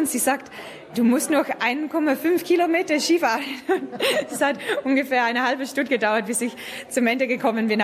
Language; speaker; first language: German; non-native, learner; English